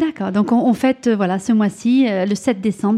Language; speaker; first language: French; native; French